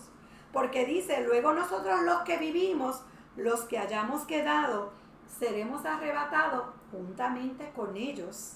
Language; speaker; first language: Spanish; native; Spanish